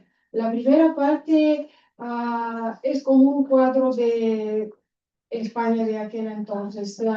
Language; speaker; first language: Spanish; non-native, fluent; Bulgarian